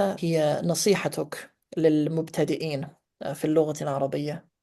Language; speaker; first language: Arabic; non-native, fluent; English